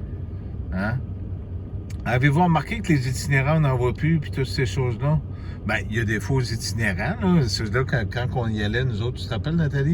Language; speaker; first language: French; native; French